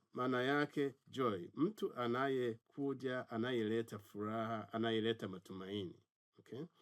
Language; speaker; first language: Swahili; non-native, local second language; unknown